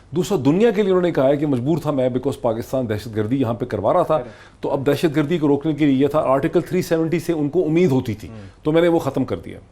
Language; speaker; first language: Urdu; native; Urdu